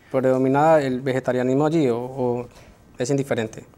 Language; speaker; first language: Spanish; native; Spanish